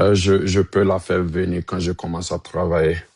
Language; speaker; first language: French; non-native, learner; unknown